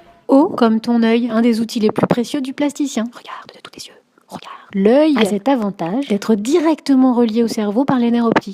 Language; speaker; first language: French; native; French